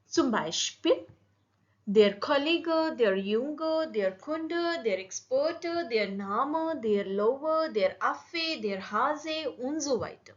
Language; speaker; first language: German; non-native, fluent; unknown